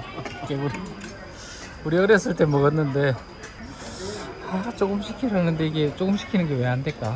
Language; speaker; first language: Korean; native; Korean